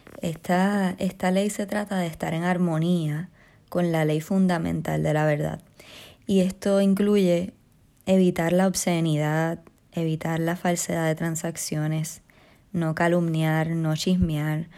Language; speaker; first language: Spanish; native; Spanish